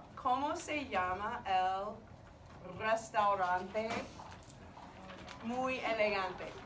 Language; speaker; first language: Spanish; non-native, learner; English